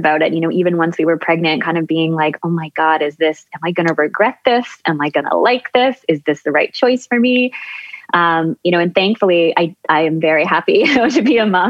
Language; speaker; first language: English; native; English